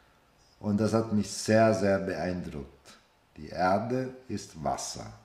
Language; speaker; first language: German; non-native, fluent; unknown